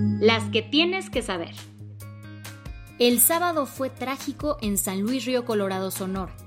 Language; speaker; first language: Spanish; native; Spanish